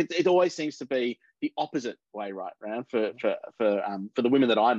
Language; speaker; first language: English; native; English